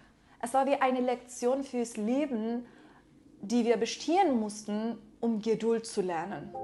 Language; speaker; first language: German; non-native, fluent; Persian